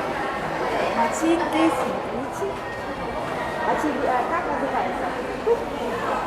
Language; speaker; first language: Russian; non-native, learner; Vietnamese